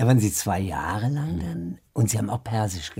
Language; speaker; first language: German; native; German